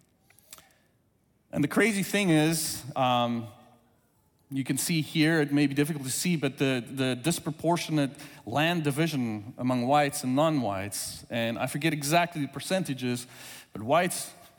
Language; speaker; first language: English; non-native, local second language; Afrikaans